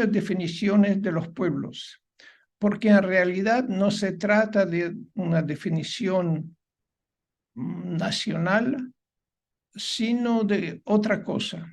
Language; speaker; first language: Spanish; non-native, fluent; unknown